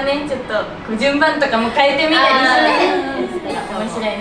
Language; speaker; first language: Japanese; native; Japanese